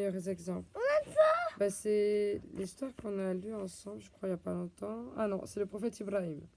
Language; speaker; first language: French; native; French